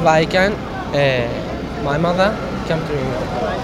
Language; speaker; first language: English; non-native, learner; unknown